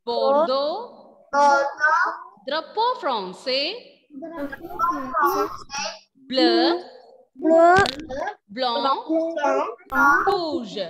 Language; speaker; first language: French; non-native, fluent; Malayalam